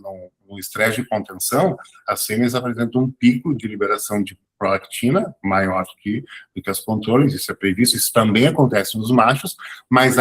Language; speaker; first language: Portuguese; native; Portuguese